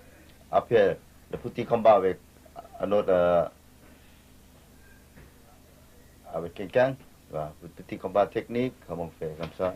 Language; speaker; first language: French; non-native, learner; Thai